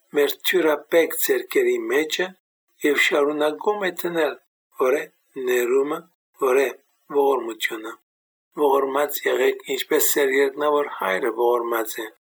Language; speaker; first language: Armenian; native; Armenian